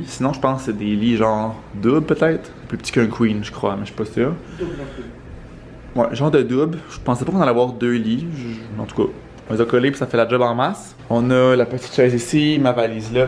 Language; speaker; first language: French; native; French